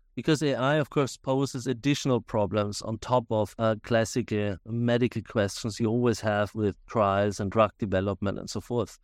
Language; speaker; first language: English; non-native, fluent; German